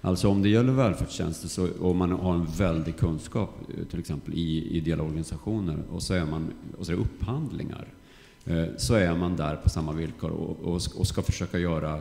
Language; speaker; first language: Swedish; native; Swedish